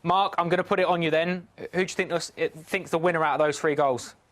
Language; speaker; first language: English; native; English